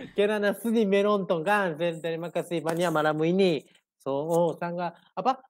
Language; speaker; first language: Malay; non-native, learner; Japanese